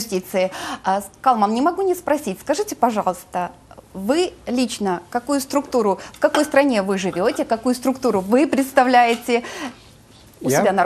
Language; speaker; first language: Russian; native; Russian